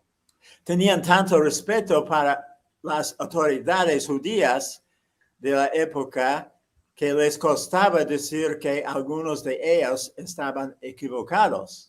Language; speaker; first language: Spanish; non-native, fluent; English